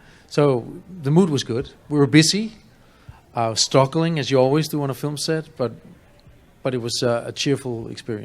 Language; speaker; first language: English; non-native, fluent; Danish